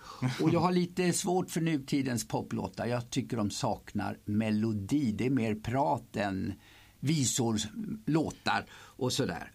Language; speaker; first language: Swedish; native; Swedish